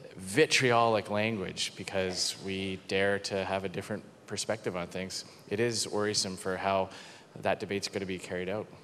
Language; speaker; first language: English; native; English